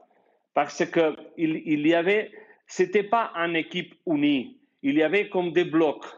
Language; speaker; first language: French; non-native, fluent; Spanish